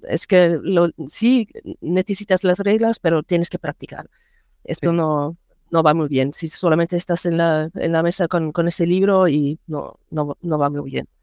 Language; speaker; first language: Spanish; non-native, learner; German